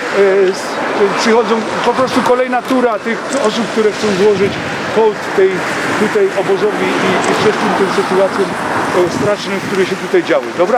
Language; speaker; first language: Polish; native; Polish